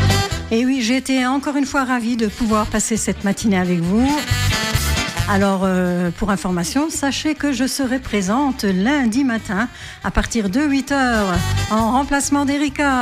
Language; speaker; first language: French; native; French